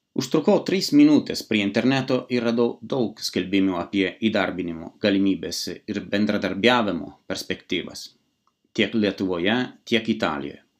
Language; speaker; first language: Lithuanian; non-native, fluent; Italian